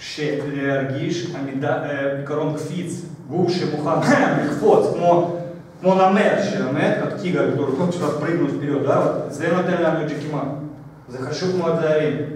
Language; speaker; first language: Hebrew; non-native, fluent; Russian